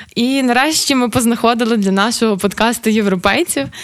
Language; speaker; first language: Ukrainian; native; Ukrainian